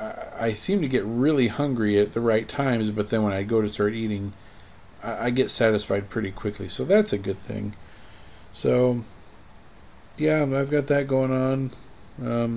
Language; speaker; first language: English; native; English